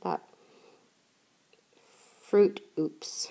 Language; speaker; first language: English; native; English